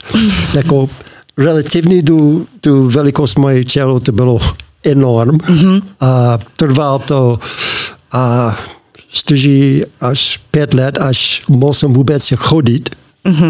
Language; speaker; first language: Czech; non-native, learner; English